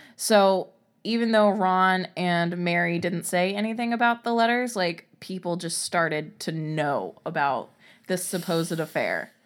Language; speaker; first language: English; native; English